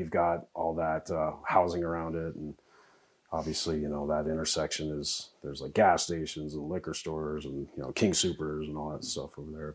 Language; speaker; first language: English; native; English